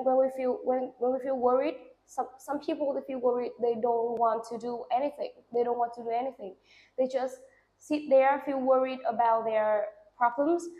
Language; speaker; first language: English; non-native, learner; Vietnamese